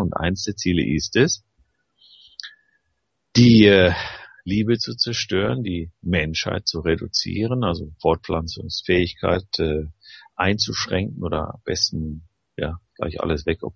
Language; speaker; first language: German; native; German